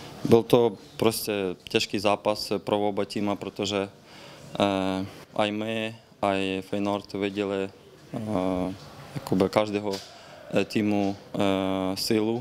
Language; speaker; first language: Czech; non-native, fluent; Ukrainian